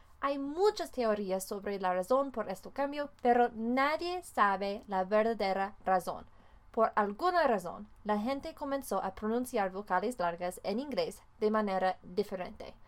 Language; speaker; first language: Spanish; non-native, fluent; English